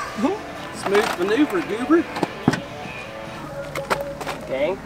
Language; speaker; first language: English; native; English